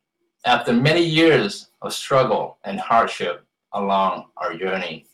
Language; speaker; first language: English; early bilingual, other home language; Vietnamese